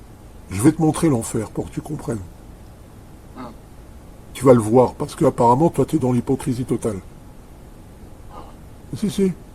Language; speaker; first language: French; native; French